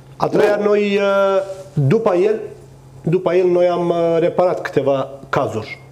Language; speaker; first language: Romanian; non-native, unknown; Turkish